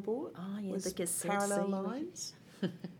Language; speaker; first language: English; native; English